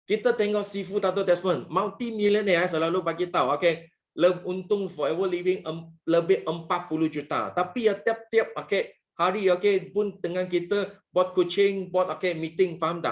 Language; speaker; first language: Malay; non-native, local second language; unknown